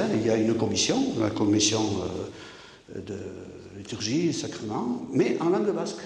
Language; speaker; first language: French; native; French